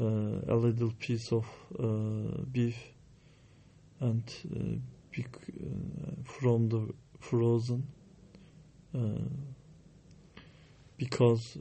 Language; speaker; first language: English; non-native, learner; Turkish